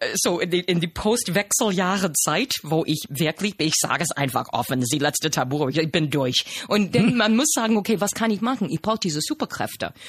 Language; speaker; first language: German; non-native, fluent; English